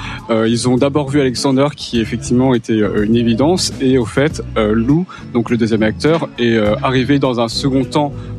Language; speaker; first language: French; native; French